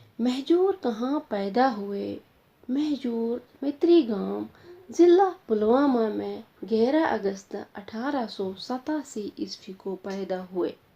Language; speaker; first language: Urdu; non-native, local second language; Kashmiri